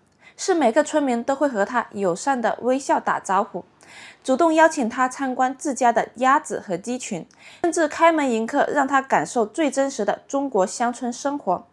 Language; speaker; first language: Chinese; native; Chinese